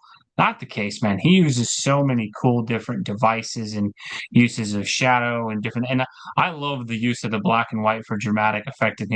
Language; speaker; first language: English; native; English